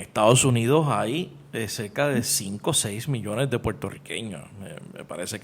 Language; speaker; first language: Spanish; native; Spanish